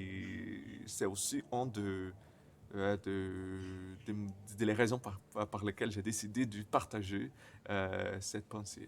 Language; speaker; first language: French; non-native, learner; Portuguese